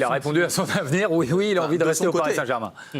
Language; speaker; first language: French; native; French